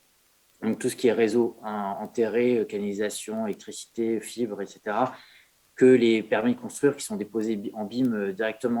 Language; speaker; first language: French; native; French